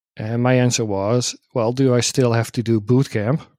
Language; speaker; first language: English; non-native, fluent; Dutch